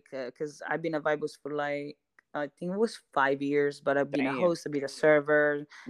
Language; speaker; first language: English; non-native, fluent; Italian